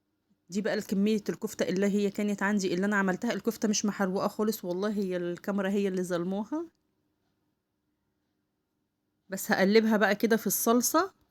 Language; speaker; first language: Arabic; native; Arabic